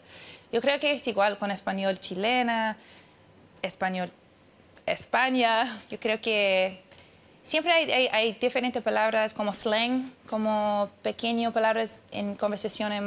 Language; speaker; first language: Spanish; early bilingual, heritage; English